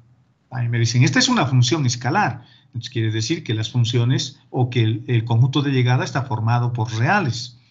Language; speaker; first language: Spanish; native; Spanish